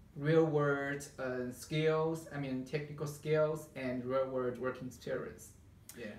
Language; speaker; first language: English; non-native, fluent; Chinese